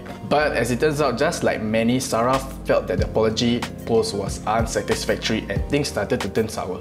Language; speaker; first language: English; non-native, local second language; Malay